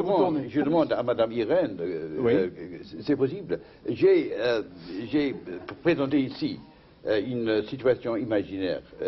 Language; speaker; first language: French; non-native, fluent; English